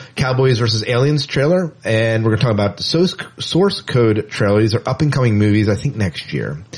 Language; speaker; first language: English; native; English